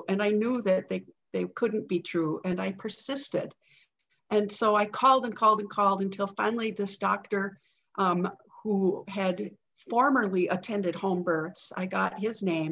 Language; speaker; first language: English; native; English